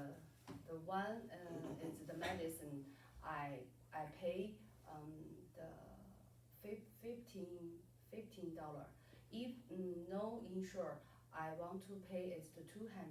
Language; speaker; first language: English; non-native, learner; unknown